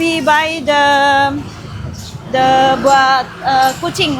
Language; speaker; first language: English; non-native, learner; Indonesian